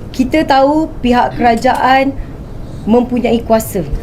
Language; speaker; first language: Malay; native; Malay